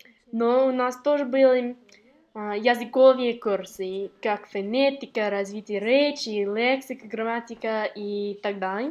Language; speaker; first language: Russian; non-native, learner; English